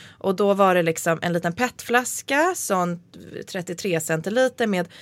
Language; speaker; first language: Swedish; native; Swedish